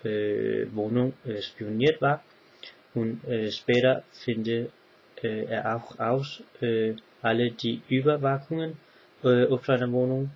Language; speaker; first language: German; non-native, learner; English